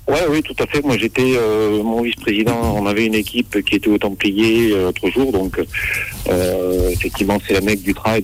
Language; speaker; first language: French; native; French